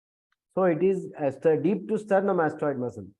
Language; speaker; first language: English; non-native, local second language; Kannada